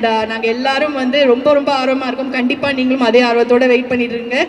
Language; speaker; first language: Tamil; native; Tamil